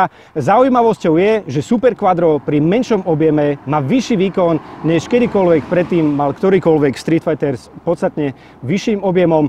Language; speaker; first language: Slovak; native; Slovak